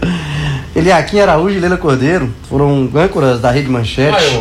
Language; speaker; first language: Portuguese; native; Portuguese